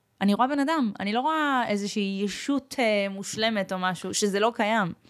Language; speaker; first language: Hebrew; early bilingual, other home language; Russian